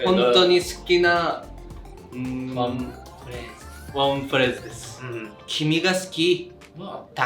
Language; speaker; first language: Japanese; non-native, learner; Korean